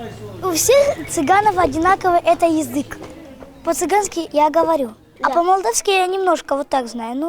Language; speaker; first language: Russian; non-native, local second language; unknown